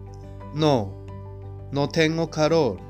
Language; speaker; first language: Spanish; non-native, fluent; Japanese